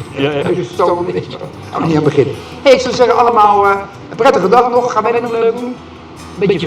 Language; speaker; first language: Dutch; native; Dutch